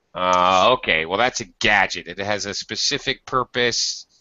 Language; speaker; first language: English; native; English